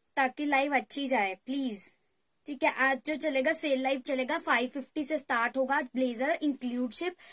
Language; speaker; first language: Hindi; native; Hindi